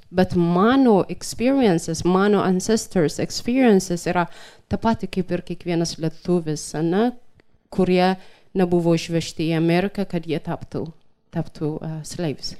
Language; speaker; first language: Lithuanian; non-native, fluent; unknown